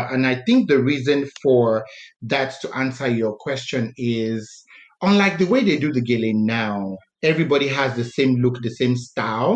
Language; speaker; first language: English; non-native, local second language; Yoruba